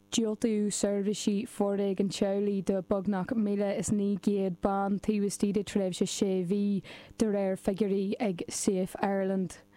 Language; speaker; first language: Irish; native; Irish